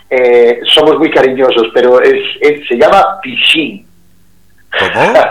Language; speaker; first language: Spanish; native; Spanish